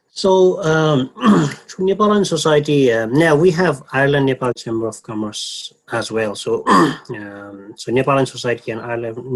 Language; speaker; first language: English; non-native, local second language; Nepali